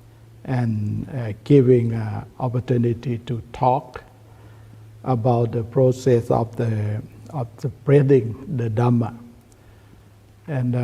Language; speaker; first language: English; non-native, learner; Thai